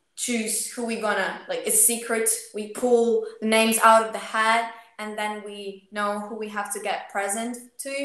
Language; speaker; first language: English; non-native, fluent; Ukrainian